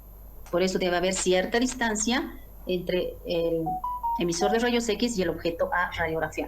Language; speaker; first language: Spanish; native; Spanish